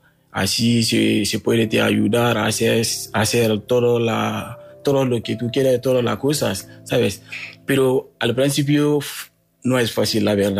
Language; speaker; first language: Spanish; non-native, learner; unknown